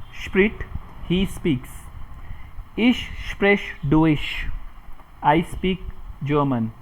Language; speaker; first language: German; non-native, fluent; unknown